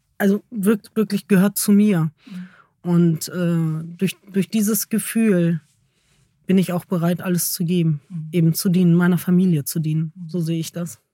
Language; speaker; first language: German; early bilingual, other home language; Kurdish